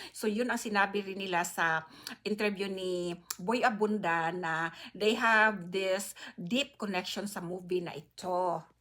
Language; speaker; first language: Filipino; non-native, local second language; Cebuano